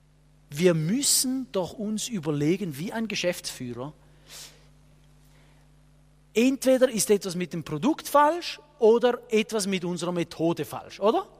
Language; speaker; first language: German; non-native, fluent; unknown